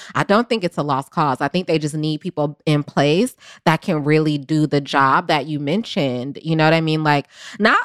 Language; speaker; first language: English; native; English